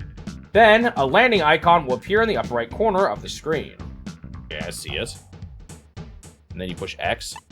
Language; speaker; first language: English; native; English